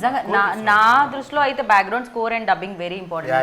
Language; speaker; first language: Telugu; native; Telugu